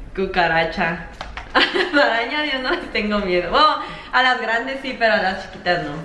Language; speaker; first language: Spanish; early bilingual, other home language; English